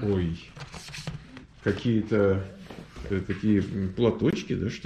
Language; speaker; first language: Russian; native; Russian